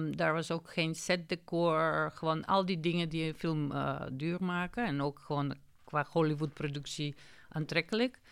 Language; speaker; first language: Dutch; non-native, fluent; Macedonian